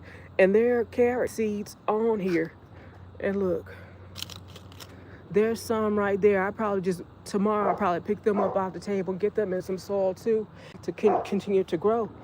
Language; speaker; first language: English; native; English